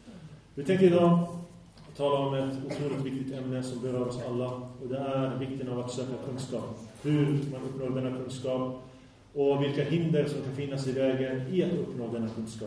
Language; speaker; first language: Swedish; early bilingual, other home language; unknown